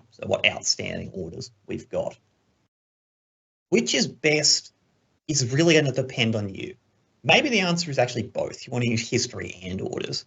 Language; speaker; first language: English; native; English